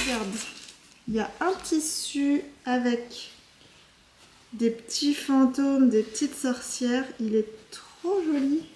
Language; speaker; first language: French; native; French